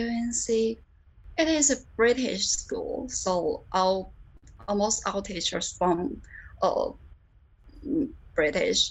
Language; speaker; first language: English; non-native, learner; Chinese